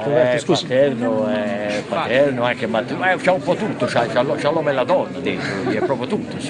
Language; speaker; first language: Italian; native; Italian